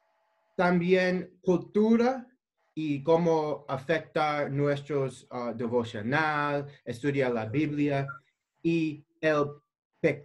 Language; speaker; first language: Spanish; non-native, learner; English